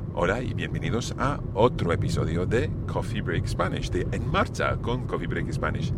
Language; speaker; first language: Spanish; non-native, fluent; English